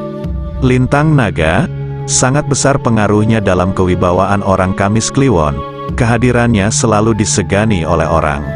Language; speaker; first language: Indonesian; non-native, local second language; Javanese